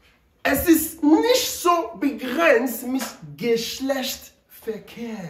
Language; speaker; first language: German; non-native, learner; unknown